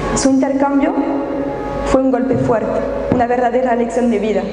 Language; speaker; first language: Spanish; non-native, fluent; French